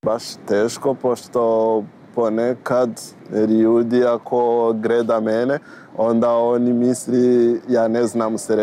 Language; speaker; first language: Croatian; non-native, learner; Rundi